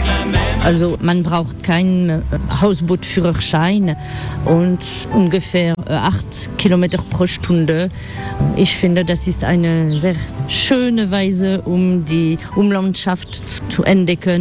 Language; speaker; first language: German; non-native, fluent; French